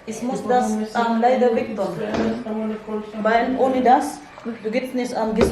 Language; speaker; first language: German; non-native, learner; Filipino